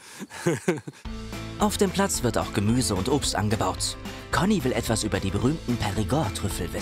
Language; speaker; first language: German; native; German